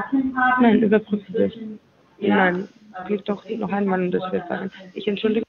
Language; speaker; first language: German; non-native, learner; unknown